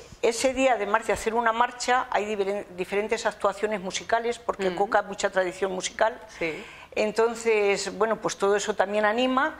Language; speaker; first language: Spanish; native; Spanish